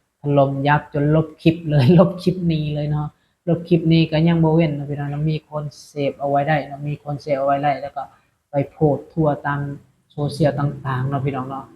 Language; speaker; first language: Thai; non-native, local second language; Lao